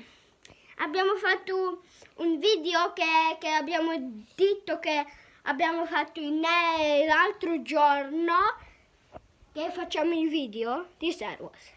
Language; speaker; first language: Italian; early bilingual, heritage; Italian